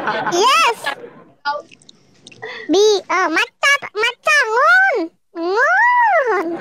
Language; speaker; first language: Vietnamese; non-native, learner; Indonesian